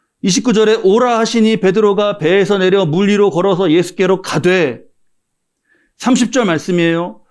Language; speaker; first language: Korean; native; Korean